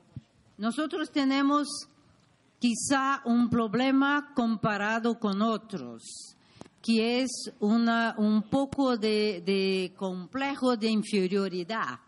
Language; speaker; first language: Spanish; non-native, learner; Portuguese